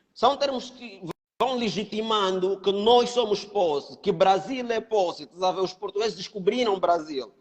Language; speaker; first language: Portuguese; native; Portuguese